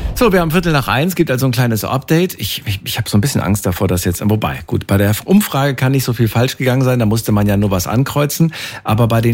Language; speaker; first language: German; native; German